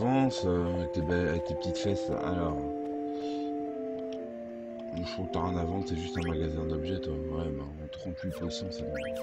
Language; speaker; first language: French; native; French